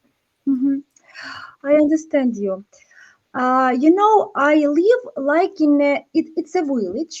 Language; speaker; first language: English; non-native, learner; Ukrainian